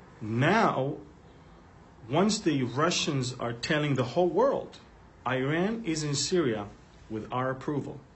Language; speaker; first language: English; non-native, fluent; Hebrew